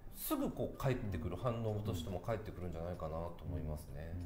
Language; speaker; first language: Japanese; native; Japanese